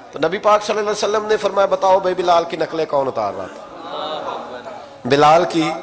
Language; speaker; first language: Urdu; non-native, local second language; Punjabi